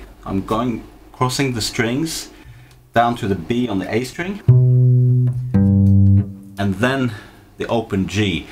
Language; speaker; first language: English; non-native, fluent; Norwegian